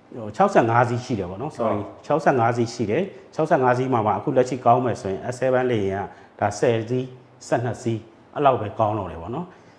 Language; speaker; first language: Burmese; native; Burmese